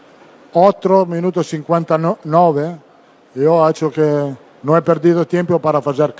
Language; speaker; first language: Portuguese; non-native, learner; Spanish